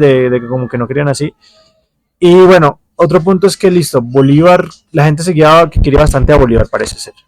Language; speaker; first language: Spanish; native; Spanish